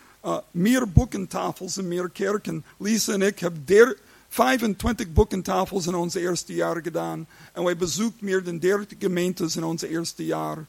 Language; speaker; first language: Dutch; non-native, learner; English